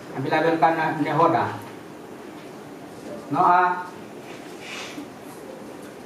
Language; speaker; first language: Czech; non-native, fluent; Ukrainian